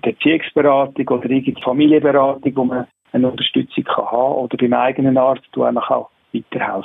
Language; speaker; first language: German; native; German